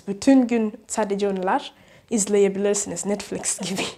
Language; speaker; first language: Turkish; non-native, learner; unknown